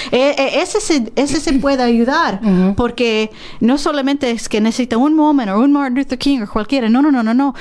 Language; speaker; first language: Spanish; non-native, learner; English